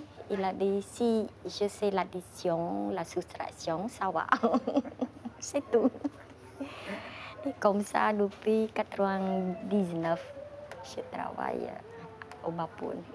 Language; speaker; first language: French; non-native, fluent; Khmer